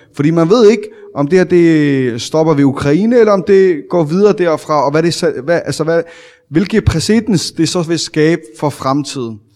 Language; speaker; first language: Danish; early bilingual, other home language; Arabic